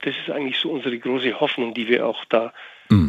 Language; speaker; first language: German; native; German